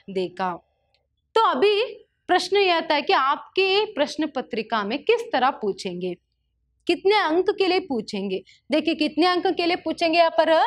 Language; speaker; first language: Hindi; non-native, local second language; Kannada